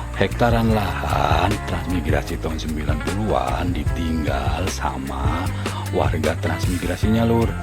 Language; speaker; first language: Indonesian; non-native, local second language; Javanese